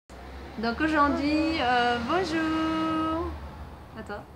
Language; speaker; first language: French; native; French